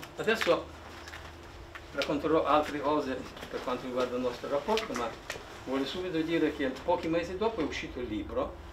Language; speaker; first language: Italian; non-native, fluent; Russian